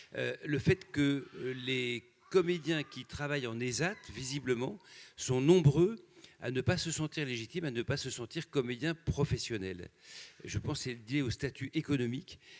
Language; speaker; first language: French; native; French